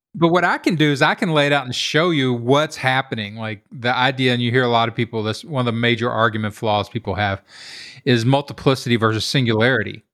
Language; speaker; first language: English; native; English